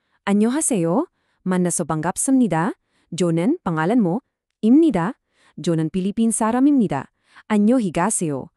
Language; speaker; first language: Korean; non-native, fluent; Filipino